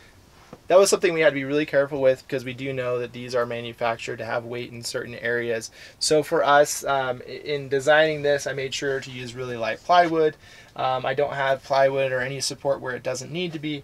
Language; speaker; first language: English; native; English